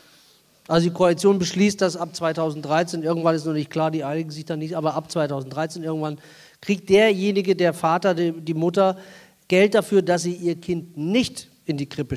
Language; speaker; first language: German; native; German